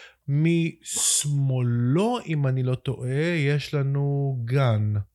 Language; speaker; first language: Hebrew; native; Hebrew